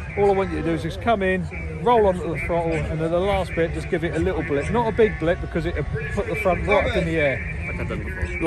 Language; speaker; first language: English; native; English